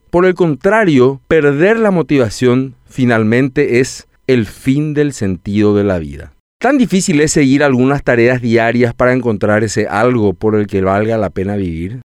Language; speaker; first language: Spanish; native; Spanish